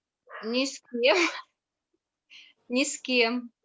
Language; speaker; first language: Russian; native; Russian